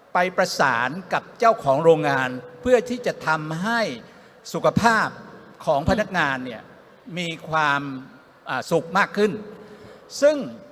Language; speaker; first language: Thai; native; Thai